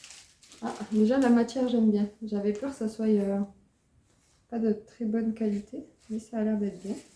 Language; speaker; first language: French; native; French